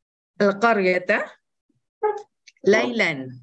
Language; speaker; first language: Arabic; non-native, learner; Malay